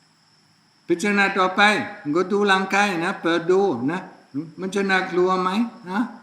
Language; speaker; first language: Thai; non-native, fluent; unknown